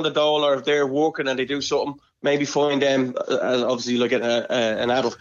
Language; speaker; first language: English; native; English